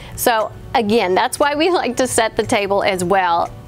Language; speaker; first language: English; native; English